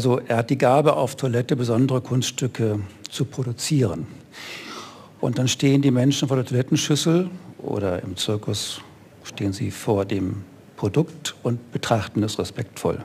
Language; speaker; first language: German; native; German